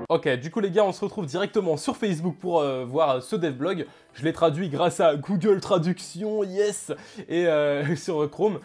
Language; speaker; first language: French; native; French